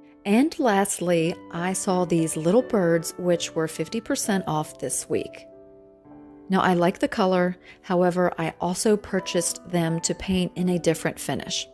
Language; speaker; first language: English; native; English